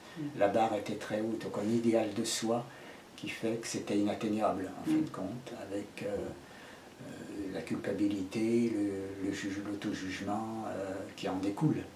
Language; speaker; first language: French; native; French